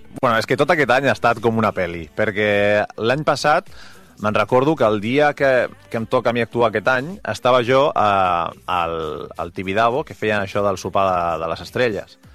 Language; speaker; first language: Catalan; non-native, local second language; Spanish